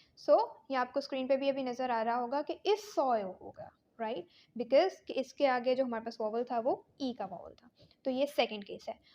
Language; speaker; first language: Urdu; native; Urdu